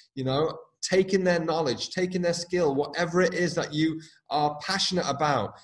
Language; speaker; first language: English; native; English